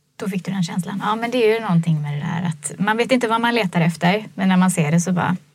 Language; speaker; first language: Swedish; native; Swedish